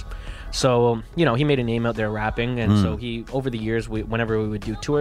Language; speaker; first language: English; native; English